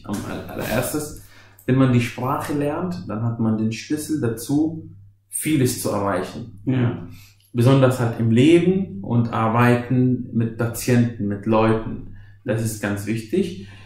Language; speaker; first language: German; non-native, fluent; Arabic